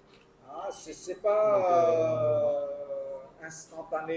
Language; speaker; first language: French; non-native, fluent; Vietnamese